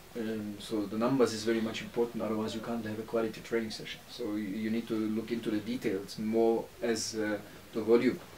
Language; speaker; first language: English; non-native, fluent; Turkish